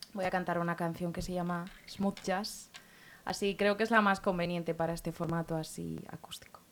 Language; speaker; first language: Spanish; native; Spanish